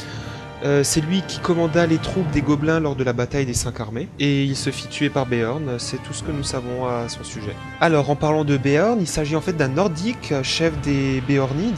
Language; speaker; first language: French; native; French